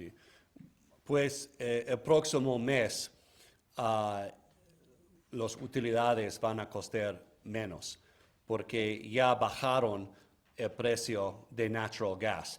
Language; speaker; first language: Spanish; non-native, learner; English